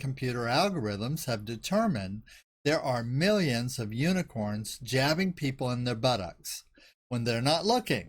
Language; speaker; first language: English; native; English